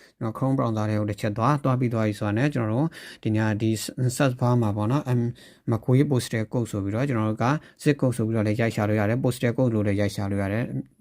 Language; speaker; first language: Burmese; native; Burmese